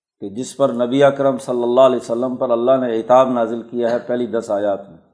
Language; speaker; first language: Urdu; non-native, local second language; Punjabi